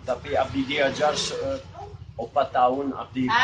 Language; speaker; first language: Sundanese; non-native, learner; Dutch